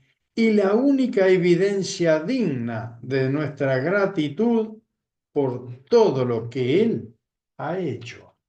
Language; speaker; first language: Spanish; native; Spanish